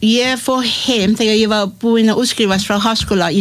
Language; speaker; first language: Icelandic; non-native, learner; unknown